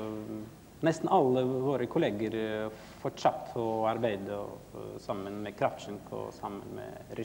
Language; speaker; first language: Swedish; non-native, learner; Russian